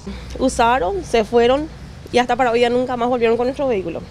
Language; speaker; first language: Spanish; native; Spanish